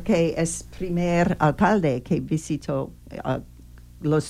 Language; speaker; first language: Spanish; non-native, learner; English